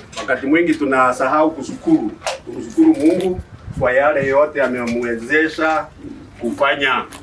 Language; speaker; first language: Swahili; non-native, local second language; Embu